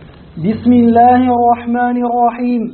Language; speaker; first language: Arabic; native; Arabic